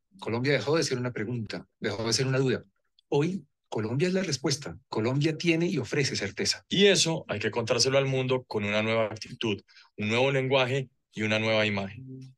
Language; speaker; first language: Spanish; native; Spanish